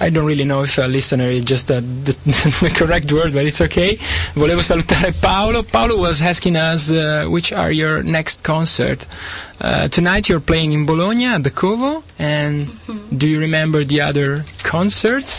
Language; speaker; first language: English; non-native, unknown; Italian